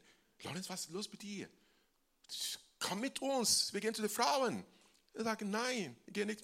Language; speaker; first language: German; non-native, fluent; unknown